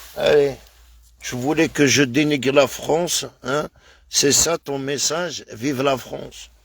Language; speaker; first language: French; native; French